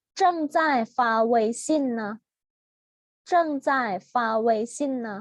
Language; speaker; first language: Chinese; non-native, fluent; Thai